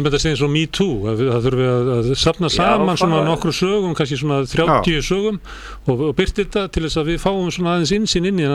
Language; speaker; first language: Icelandic; native; Icelandic